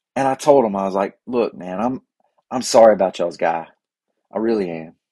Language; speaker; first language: English; native; English